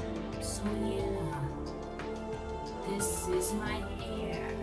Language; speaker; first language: English; native; English